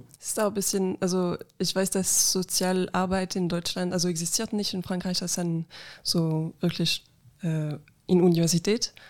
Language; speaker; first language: German; non-native, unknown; French